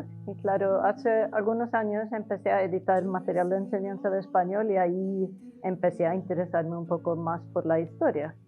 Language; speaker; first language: Spanish; non-native, fluent; Norwegian